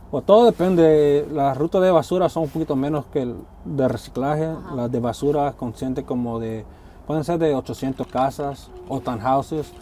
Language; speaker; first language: Spanish; early bilingual, heritage; Spanish